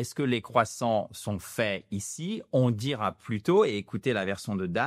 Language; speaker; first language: French; native; French